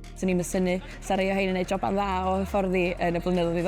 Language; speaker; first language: Welsh; native; Welsh